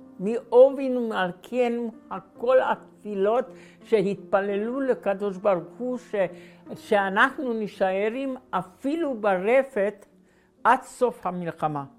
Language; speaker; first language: Hebrew; non-native, fluent; Hungarian